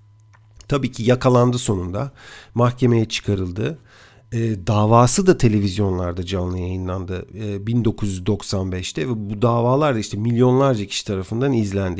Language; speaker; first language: Turkish; native; Turkish